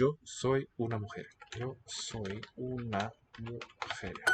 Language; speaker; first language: Spanish; non-native, learner; English